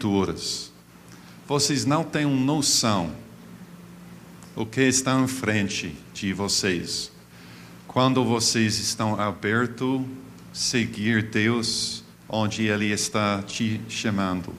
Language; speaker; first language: Portuguese; non-native, fluent; English